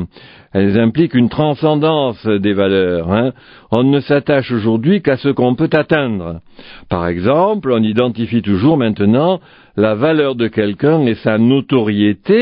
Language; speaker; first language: French; native; French